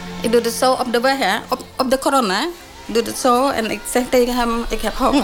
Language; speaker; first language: Dutch; non-native, learner; Khmer